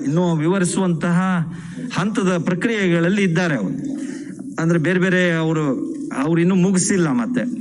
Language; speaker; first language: Kannada; native; Kannada